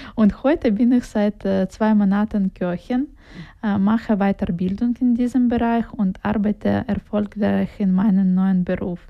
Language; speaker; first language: German; non-native, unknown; Russian